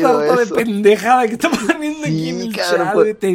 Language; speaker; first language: Spanish; native; Spanish